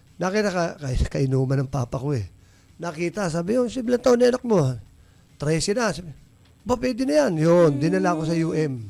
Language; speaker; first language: Filipino; native; Filipino